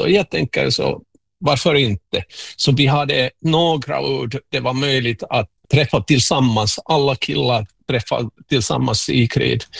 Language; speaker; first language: Swedish; non-native, local second language; Finnish